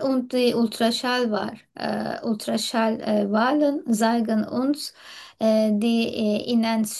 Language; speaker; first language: German; non-native, learner; Turkish